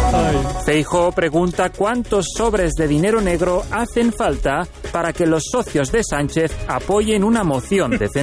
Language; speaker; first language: Spanish; native; Spanish